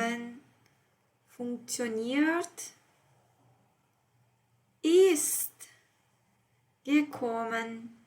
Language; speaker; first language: German; non-native, fluent; Portuguese